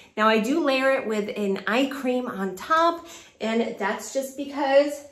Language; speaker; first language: English; native; English